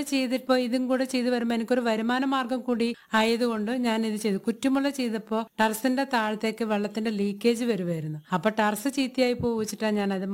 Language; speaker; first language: Malayalam; non-native, local second language; Tamil